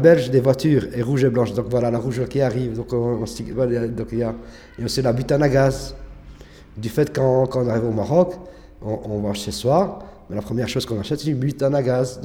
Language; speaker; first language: French; early bilingual, other home language; Arabic